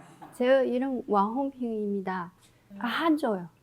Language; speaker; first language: Korean; non-native, learner; Chinese